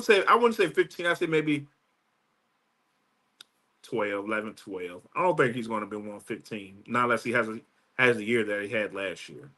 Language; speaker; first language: English; native; English